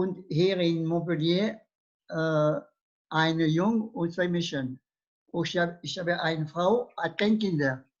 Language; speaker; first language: German; non-native, learner; French